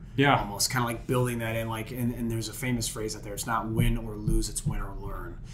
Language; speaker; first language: English; native; English